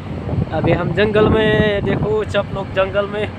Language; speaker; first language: Hindi; non-native, local second language; Bodo